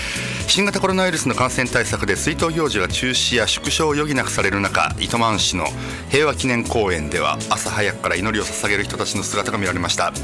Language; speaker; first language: Japanese; native; Japanese